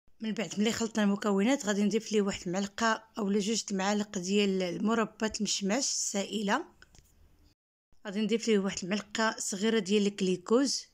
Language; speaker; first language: Arabic; native; Arabic